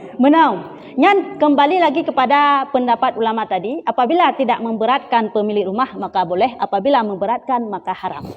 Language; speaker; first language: Malay; non-native, local second language; Achinese